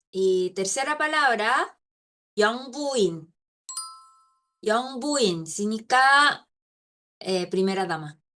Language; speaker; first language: Spanish; non-native, local second language; Korean